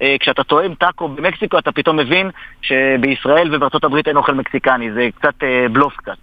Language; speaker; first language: Hebrew; native; Hebrew